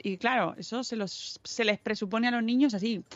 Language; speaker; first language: Spanish; native; Spanish